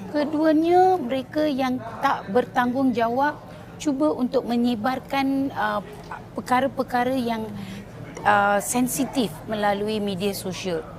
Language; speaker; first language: Malay; non-native, local second language; Tamil